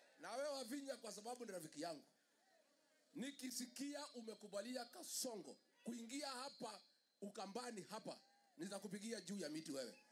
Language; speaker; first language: Swahili; non-native, local second language; Kikuyu